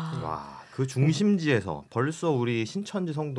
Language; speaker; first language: Korean; native; Korean